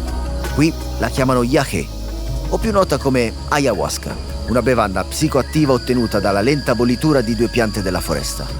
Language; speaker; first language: Italian; native; Italian